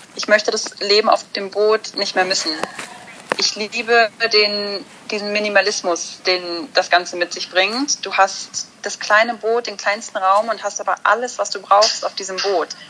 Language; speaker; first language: German; early bilingual, other home language; Russian